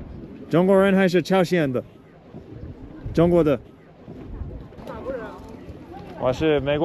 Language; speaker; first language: Chinese; non-native, learner; English